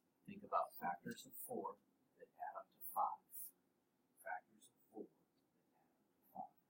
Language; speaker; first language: English; native; English